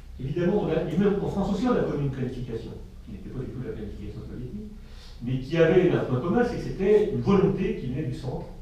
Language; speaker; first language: French; native; French